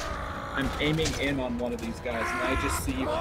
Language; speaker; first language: English; native; English